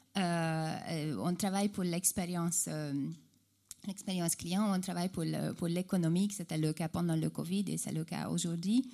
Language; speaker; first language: French; non-native, fluent; Hungarian